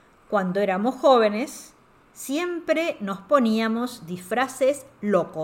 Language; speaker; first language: Spanish; native; Spanish